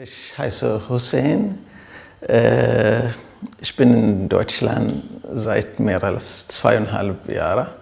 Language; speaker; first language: German; non-native, fluent; Arabic